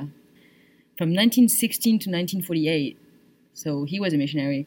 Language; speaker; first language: English; non-native, fluent; French